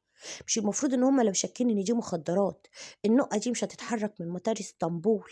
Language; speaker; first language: Arabic; native; Arabic